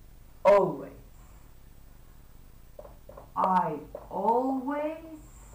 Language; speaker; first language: English; non-native, fluent; Catalan